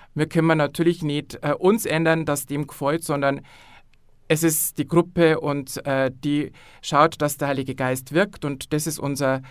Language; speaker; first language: German; native; German